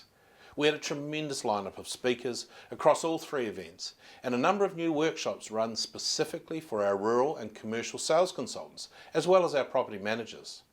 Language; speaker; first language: English; native; English